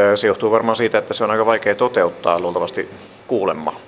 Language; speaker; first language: Finnish; native; Finnish